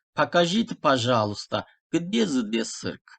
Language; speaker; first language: Russian; non-native, fluent; Turkish